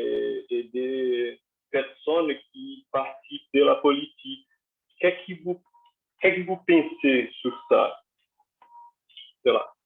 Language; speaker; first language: French; non-native, learner; Portuguese